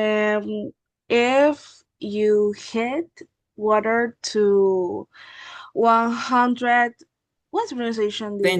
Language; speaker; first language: English; non-native, learner; Spanish